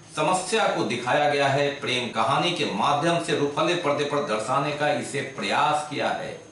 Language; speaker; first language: Hindi; native; Hindi